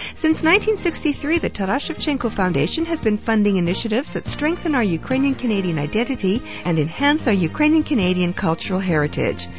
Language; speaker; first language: English; early bilingual, other home language; Ukrainian